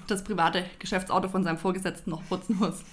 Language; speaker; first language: German; native; German